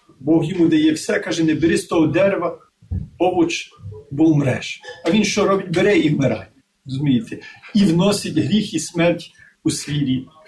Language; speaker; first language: Ukrainian; early bilingual, heritage; Ukrainian